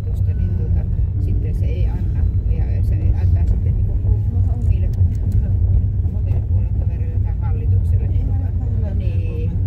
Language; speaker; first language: Finnish; native; Finnish